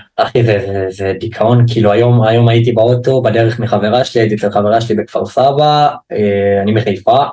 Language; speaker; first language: Hebrew; native; Hebrew